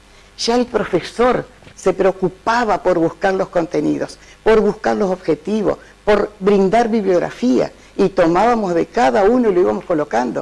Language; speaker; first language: Spanish; native; Spanish